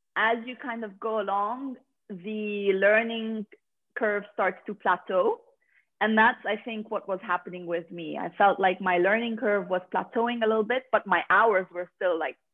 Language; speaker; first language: English; non-native, fluent; Arabic